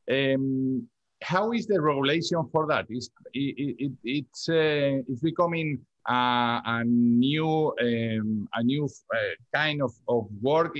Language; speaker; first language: English; non-native, learner; Spanish